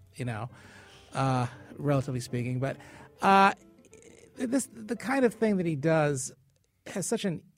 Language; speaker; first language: English; native; English